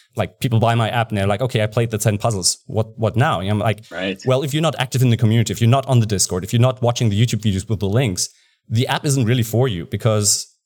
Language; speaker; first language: English; non-native, fluent; German